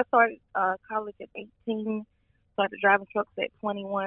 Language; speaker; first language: English; native; English